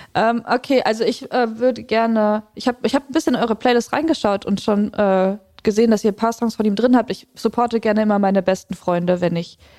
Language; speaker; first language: German; native; German